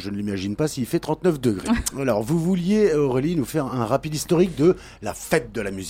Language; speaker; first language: French; native; French